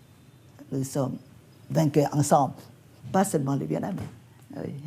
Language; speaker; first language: French; non-native, fluent; Vietnamese